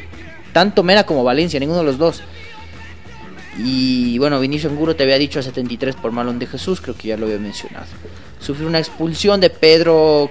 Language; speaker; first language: Spanish; native; Spanish